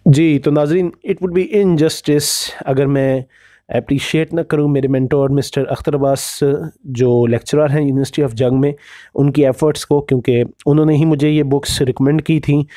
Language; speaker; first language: Urdu; native; Urdu